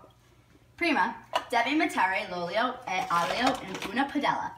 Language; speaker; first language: Italian; non-native, learner; English